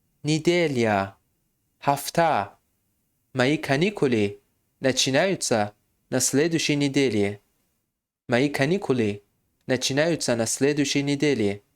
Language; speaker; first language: Russian; non-native, fluent; Tajik